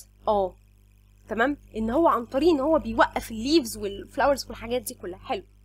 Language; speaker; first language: Arabic; native; Arabic